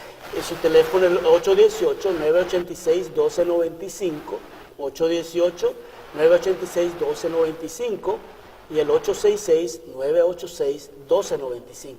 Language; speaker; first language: Spanish; native; Spanish